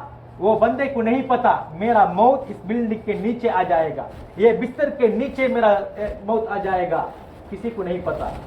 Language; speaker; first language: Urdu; non-native, fluent; Tamil